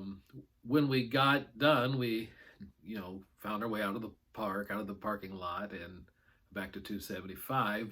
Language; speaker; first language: English; native; English